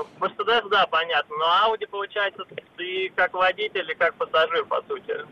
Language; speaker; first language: Russian; native; Russian